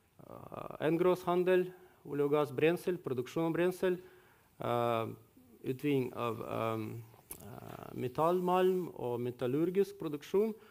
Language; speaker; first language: Norwegian; non-native, fluent; Russian